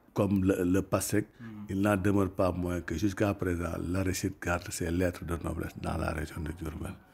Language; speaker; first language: French; non-native, local second language; Wolof